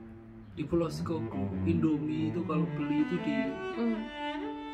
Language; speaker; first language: Indonesian; non-native, fluent; Japanese